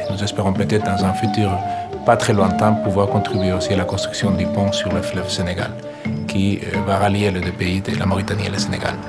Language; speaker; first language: French; native; French